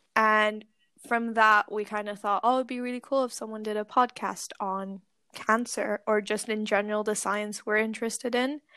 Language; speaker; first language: English; non-native, local second language; Urdu